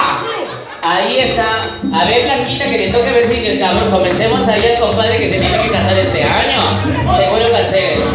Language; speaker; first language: Spanish; native; Spanish